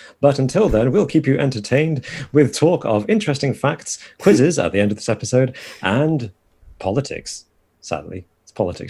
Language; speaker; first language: English; native; English